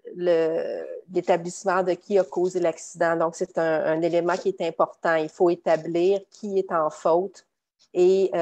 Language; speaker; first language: French; native; French